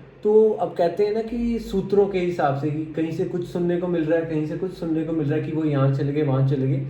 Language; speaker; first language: Hindi; native; Hindi